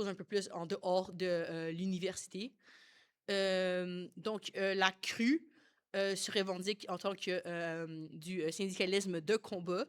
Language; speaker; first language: French; native; French